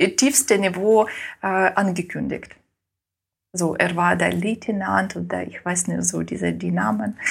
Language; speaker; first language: German; non-native, learner; Ukrainian